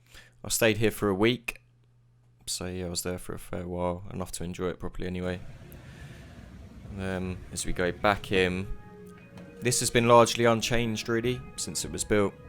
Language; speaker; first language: English; native; English